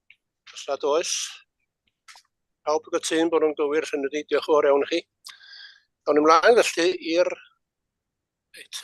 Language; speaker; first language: Welsh; native; Welsh